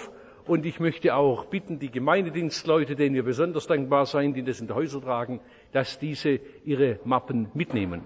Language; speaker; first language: German; native; German